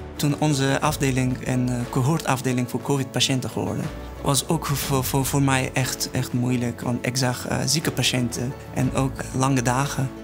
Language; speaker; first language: Dutch; non-native, fluent; Persian